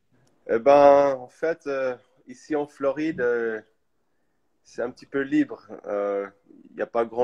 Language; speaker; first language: French; early bilingual, heritage; English